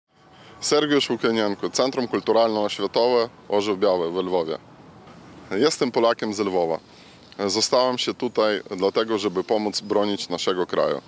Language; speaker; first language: Polish; non-native, local second language; Ukrainian